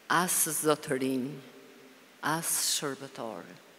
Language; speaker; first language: Italian; non-native, learner; Albanian